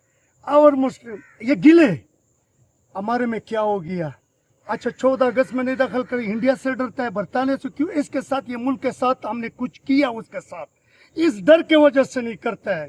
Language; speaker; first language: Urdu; non-native, local second language; Pashto